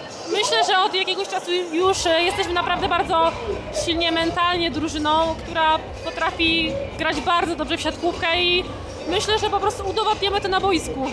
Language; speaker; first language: Polish; native; Polish